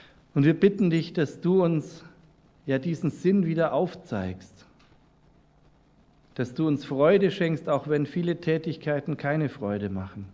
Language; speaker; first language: German; native; German